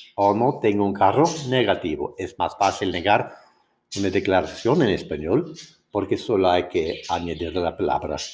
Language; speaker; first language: Spanish; non-native, fluent; English